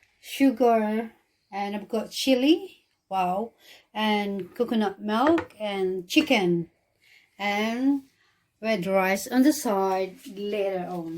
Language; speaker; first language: English; non-native, local second language; Filipino